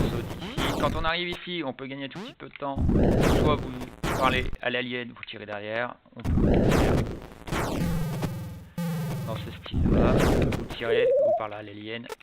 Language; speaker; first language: French; native; French